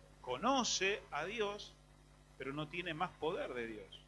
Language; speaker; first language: Spanish; native; Spanish